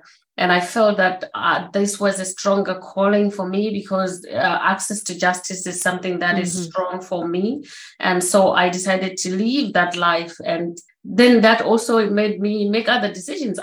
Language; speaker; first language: English; non-native, local second language; Shona